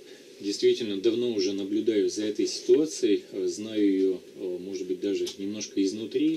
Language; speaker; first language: Russian; native; Russian